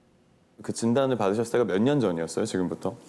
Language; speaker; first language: Korean; native; Korean